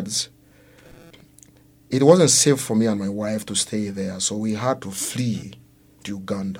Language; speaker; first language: English; non-native, fluent; Luo (Kenya and Tanzania)